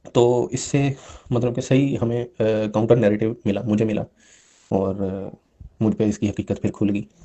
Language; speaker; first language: Urdu; non-native, local second language; Punjabi